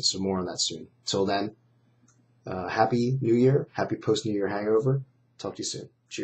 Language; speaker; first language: English; native; English